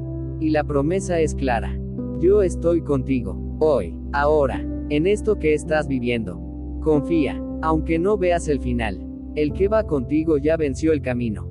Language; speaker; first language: Spanish; native; Spanish